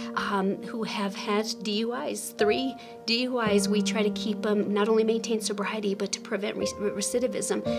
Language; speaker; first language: English; native; English